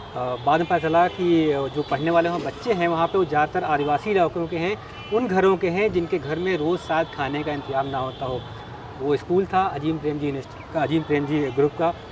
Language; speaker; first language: Hindi; native; Hindi